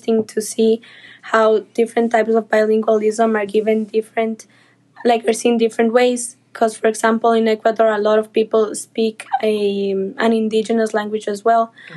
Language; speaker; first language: English; non-native, fluent; Spanish